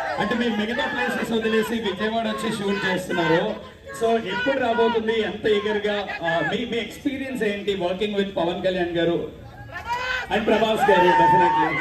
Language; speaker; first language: Telugu; native; Telugu